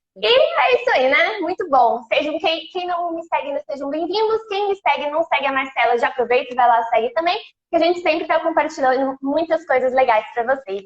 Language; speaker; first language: Portuguese; native; Portuguese